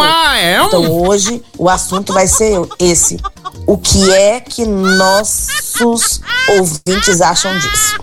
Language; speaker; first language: Portuguese; native; Portuguese